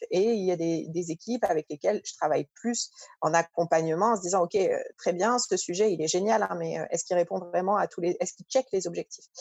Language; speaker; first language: French; early bilingual, other home language; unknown